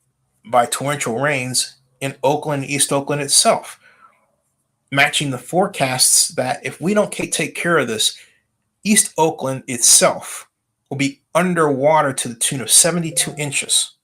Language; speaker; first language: English; native; English